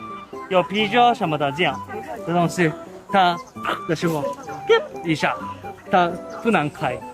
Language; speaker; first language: Chinese; non-native, learner; Japanese